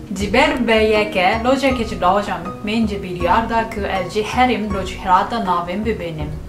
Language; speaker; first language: Kurdish; non-native, learner; Japanese